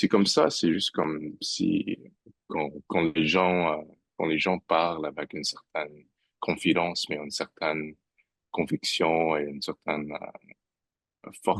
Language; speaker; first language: French; non-native, fluent; English